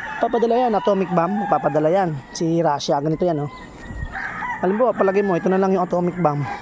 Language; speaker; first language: Filipino; non-native, local second language; Bikol